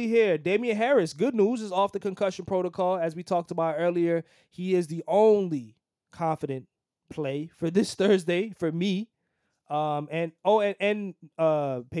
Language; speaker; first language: English; native; English